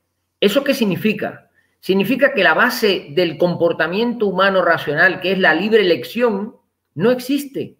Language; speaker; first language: Spanish; native; Spanish